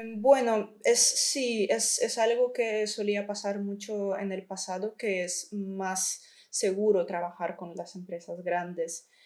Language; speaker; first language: Spanish; non-native, fluent; Ukrainian